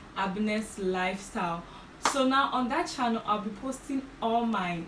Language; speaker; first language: English; non-native, local second language; Akan